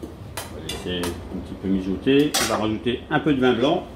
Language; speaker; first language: French; native; French